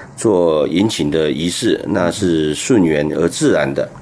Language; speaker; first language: Chinese; native; Chinese